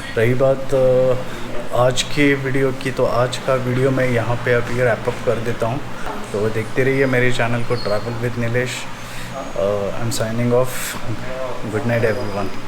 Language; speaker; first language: Hindi; native; Hindi